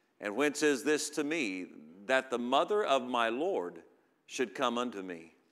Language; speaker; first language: English; native; English